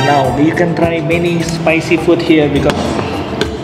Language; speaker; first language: English; non-native, learner; Indonesian